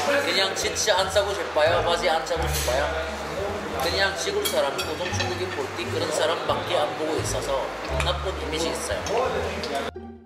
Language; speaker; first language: Korean; non-native, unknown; Arabic